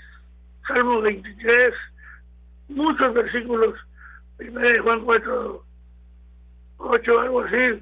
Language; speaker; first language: Spanish; native; Spanish